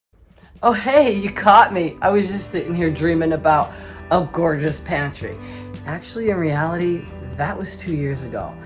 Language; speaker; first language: English; native; English